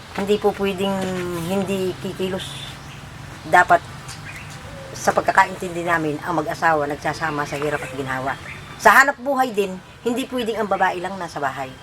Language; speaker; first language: Filipino; non-native, local second language; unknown